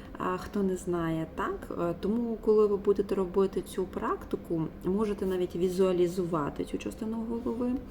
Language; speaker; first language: Ukrainian; non-native, local second language; Russian